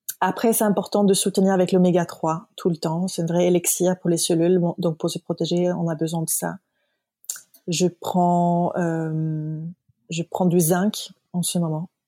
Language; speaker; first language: French; non-native, fluent; Swedish